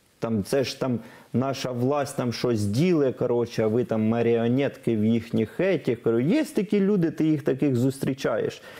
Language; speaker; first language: Ukrainian; non-native, local second language; Russian